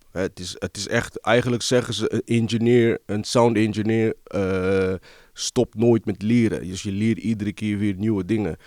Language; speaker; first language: Dutch; early bilingual, other home language; Lingala